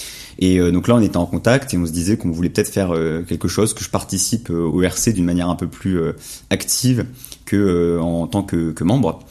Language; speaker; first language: French; native; French